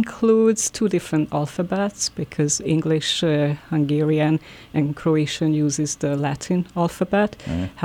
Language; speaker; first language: English; non-native, fluent; Hungarian